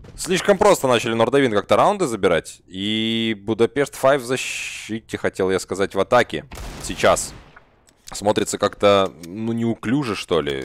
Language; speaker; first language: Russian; native; Russian